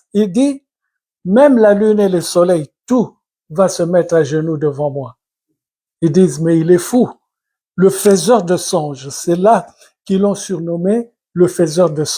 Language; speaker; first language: French; non-native, local second language; Lingala